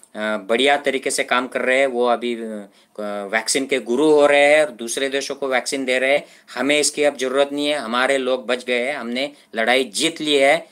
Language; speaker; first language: Hindi; non-native, local second language; Marathi